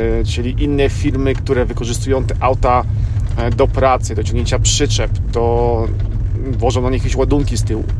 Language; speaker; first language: Polish; native; Polish